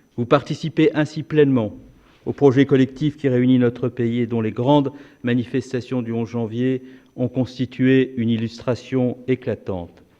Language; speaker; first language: French; native; French